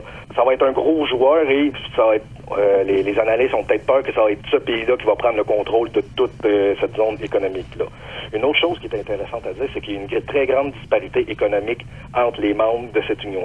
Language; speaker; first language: French; native; French